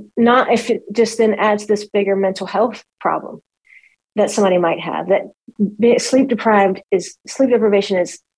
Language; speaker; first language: English; native; English